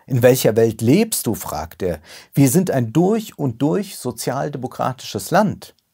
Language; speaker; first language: German; native; German